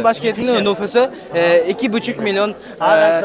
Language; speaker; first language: Turkish; non-native, learner; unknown